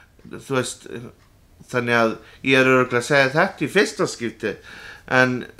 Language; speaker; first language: Icelandic; non-native, fluent; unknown